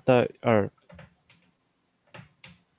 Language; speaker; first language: Japanese; non-native, learner; English